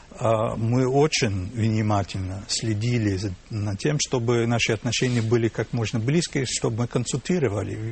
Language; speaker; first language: Russian; non-native, fluent; English